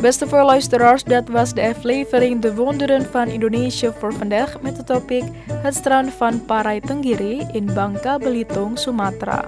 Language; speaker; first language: Dutch; non-native, fluent; Indonesian